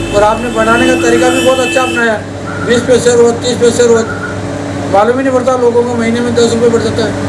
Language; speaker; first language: Hindi; native; Hindi